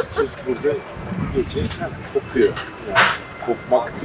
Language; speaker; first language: Turkish; non-native, learner; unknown